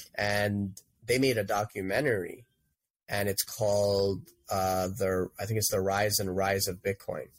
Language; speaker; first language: English; native; English